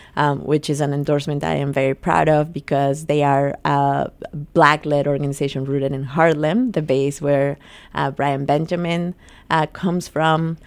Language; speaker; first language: English; early bilingual, other home language; Spanish